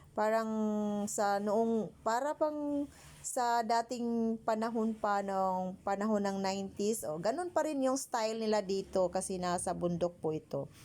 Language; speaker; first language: Filipino; non-native, local second language; Cebuano